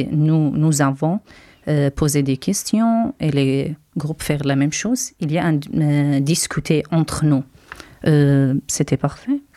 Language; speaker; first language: French; non-native, learner; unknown